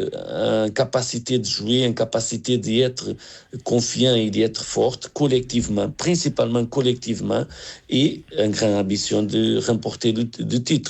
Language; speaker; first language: French; non-native, learner; Portuguese